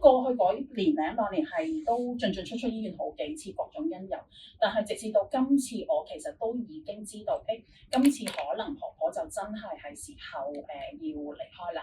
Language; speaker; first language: Cantonese; native; Cantonese